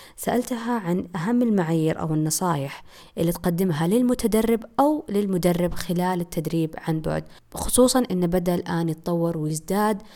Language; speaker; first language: Arabic; native; Arabic